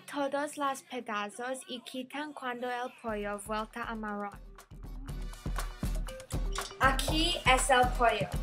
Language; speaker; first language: Spanish; non-native, learner; English